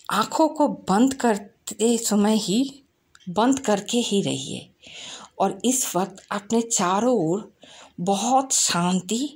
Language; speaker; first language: Hindi; non-native, local second language; Bangla